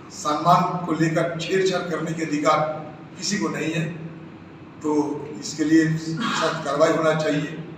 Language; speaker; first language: Hindi; non-native, local second language; Bangla